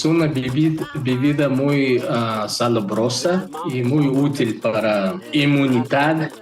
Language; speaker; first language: Spanish; non-native, fluent; Mongolian